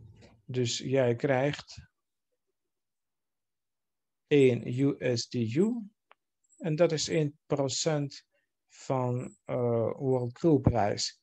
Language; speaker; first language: Dutch; non-native, fluent; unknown